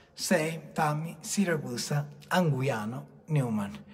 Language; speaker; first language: English; non-native, fluent; Italian